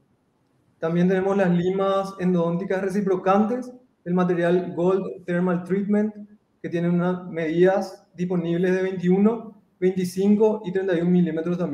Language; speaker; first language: Spanish; native; Spanish